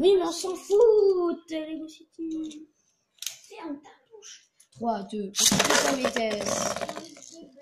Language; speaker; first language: French; native; French